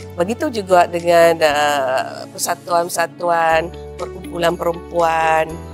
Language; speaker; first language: Malay; native; Malay